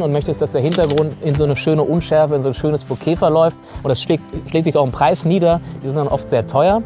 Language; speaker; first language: German; native; German